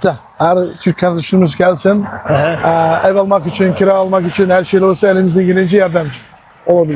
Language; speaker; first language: Turkish; non-native, learner; Uyghur